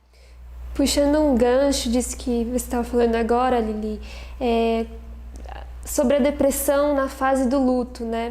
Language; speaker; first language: Portuguese; native; Portuguese